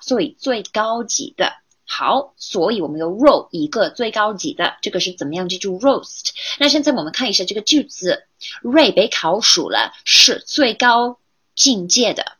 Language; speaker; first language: Chinese; non-native, fluent; English